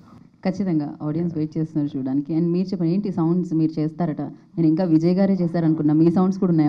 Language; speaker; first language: Telugu; native; Telugu